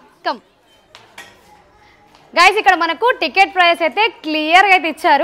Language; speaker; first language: Telugu; native; Telugu